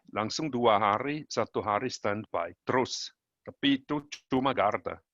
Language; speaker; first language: Indonesian; non-native, learner; German